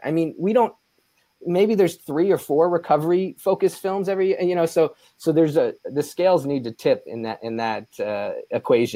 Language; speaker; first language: English; native; English